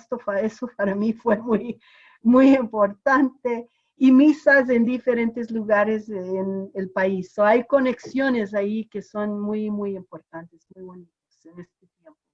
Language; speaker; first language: Spanish; non-native, fluent; English